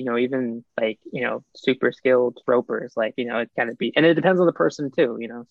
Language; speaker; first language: English; native; English